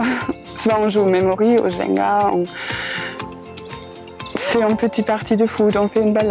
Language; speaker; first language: French; non-native, fluent; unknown